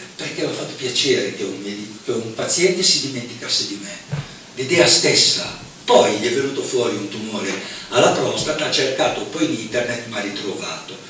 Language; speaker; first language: Italian; native; Italian